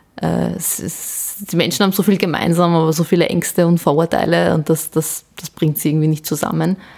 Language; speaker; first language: German; early bilingual, other home language; Bosnian